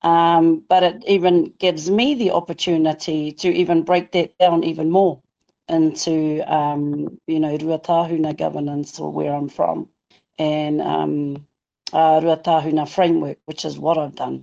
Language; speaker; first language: English; non-native, local second language; Māori